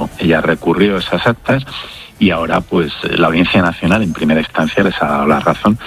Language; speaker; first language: Spanish; native; Spanish